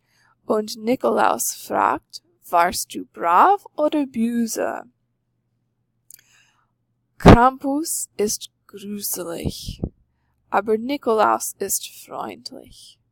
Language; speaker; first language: German; non-native, fluent; English